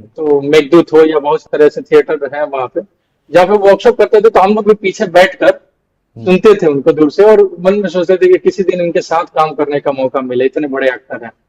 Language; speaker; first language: Hindi; non-native, local second language; Bhojpuri